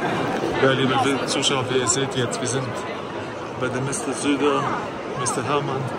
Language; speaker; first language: German; non-native, learner; Arabic